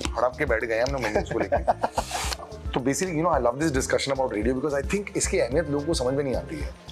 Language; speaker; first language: Hindi; non-native, local second language; Bangla